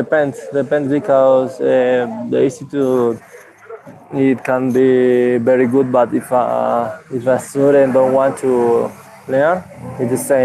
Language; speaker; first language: English; non-native, learner; Spanish